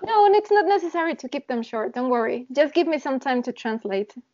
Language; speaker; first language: English; non-native, fluent; Spanish